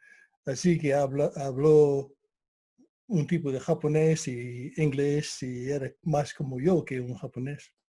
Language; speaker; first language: Spanish; non-native, fluent; English